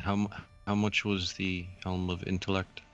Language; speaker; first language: English; native; English